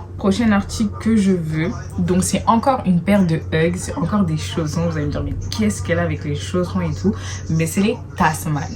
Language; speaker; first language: French; native; French